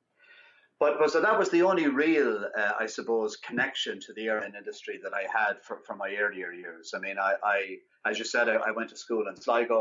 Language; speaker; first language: English; native; English